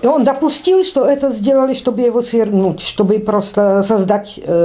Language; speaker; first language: Russian; non-native, fluent; Czech